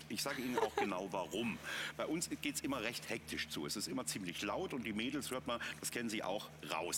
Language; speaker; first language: German; native; German